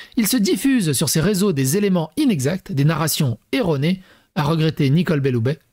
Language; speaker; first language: French; native; French